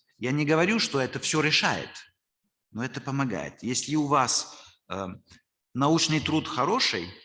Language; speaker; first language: Russian; non-native, fluent; French